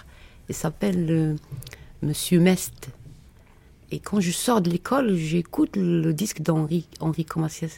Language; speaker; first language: French; non-native, learner; Arabic